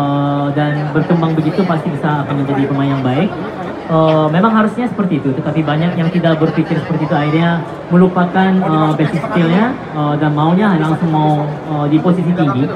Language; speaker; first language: Indonesian; non-native, fluent; Korean